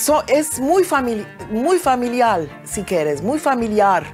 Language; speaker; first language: Spanish; early bilingual, heritage; Ladino